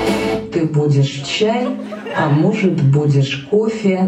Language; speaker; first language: Russian; non-native, learner; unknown